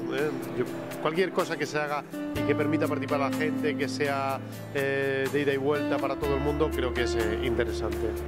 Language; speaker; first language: Spanish; native; Spanish